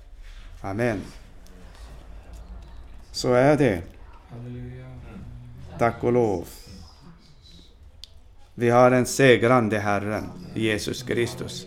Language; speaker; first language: Swedish; non-native, fluent; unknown